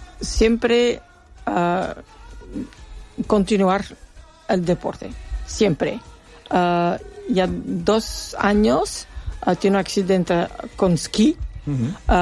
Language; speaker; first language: Spanish; non-native, learner; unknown